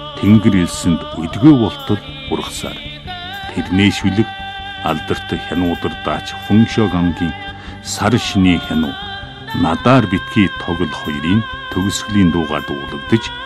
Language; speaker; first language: Mongolian; native; Mongolian